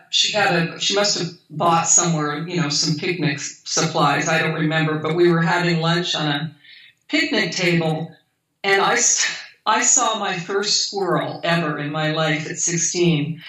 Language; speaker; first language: English; native; English